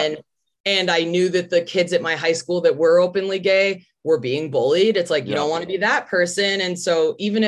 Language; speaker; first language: English; native; English